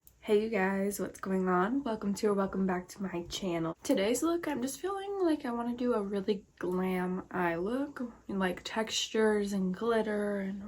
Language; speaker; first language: English; native; English